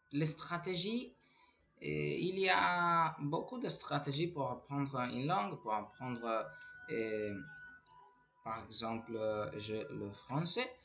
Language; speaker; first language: French; non-native, learner; Spanish